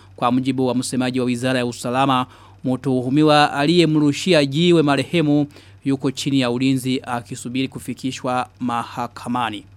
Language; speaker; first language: Swahili; non-native, local second language; Rundi